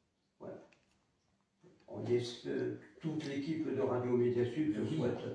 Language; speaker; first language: French; native; French